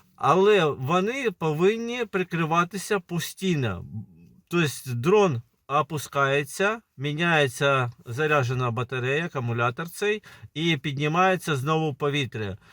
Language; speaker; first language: Ukrainian; native; Ukrainian